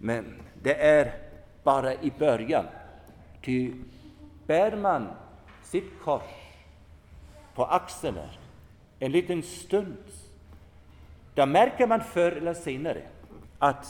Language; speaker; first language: Swedish; non-native, fluent; German